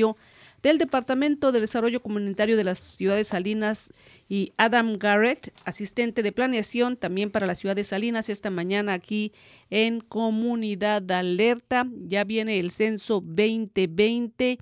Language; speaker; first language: Spanish; native; Spanish